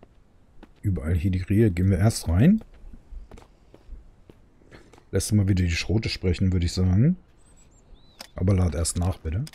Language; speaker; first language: German; native; German